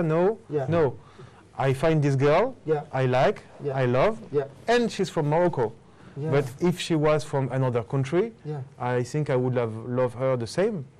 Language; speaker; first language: English; non-native, fluent; French